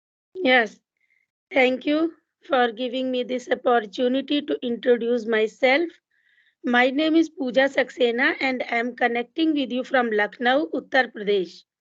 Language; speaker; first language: English; non-native, local second language; Hindi